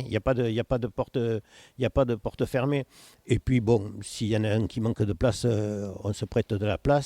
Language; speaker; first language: French; native; French